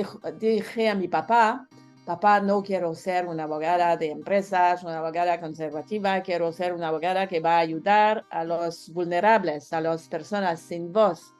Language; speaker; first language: Spanish; non-native, learner; French